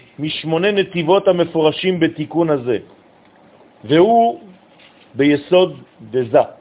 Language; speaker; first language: Hebrew; non-native, fluent; French